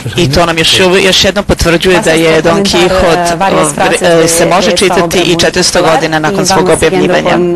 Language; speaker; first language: Serbian; non-native, fluent; Spanish